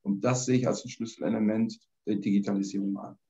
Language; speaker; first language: German; native; German